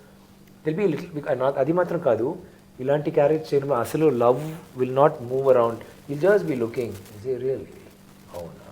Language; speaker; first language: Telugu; non-native, learner; Tamil